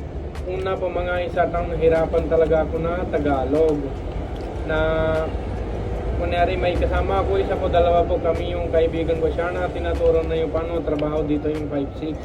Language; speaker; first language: Filipino; non-native, learner; Punjabi